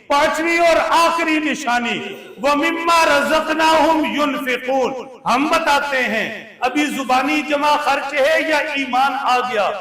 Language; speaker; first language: Urdu; non-native, local second language; Punjabi